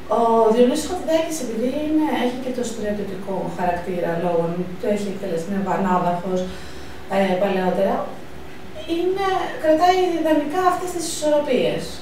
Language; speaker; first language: Greek; native; Greek